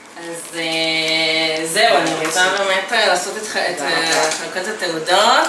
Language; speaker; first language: Hebrew; native; Hebrew